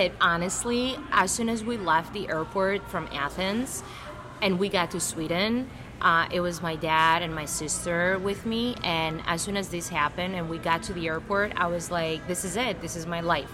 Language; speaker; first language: English; non-native, fluent; Greek